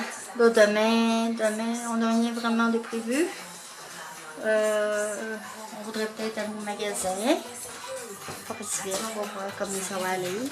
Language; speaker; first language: French; native; French